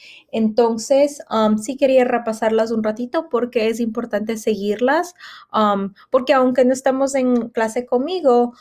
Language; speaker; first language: Spanish; early bilingual, heritage; Spanish